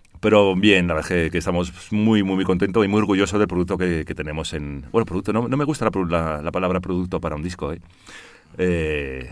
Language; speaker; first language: Spanish; early bilingual, heritage; Spanish